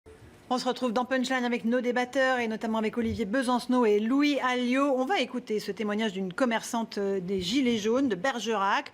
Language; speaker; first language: French; native; French